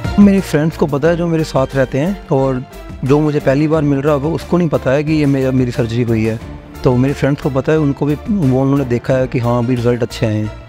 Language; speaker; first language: Hindi; non-native, local second language; Punjabi